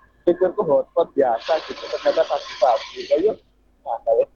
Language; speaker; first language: Indonesian; native; Indonesian